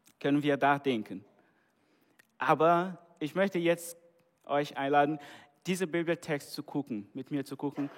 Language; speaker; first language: German; non-native, fluent; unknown